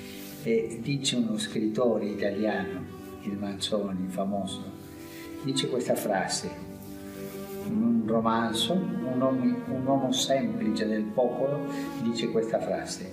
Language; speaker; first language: Italian; non-native, fluent; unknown